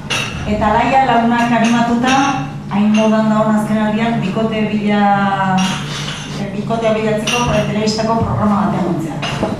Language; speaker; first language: Basque; native; Basque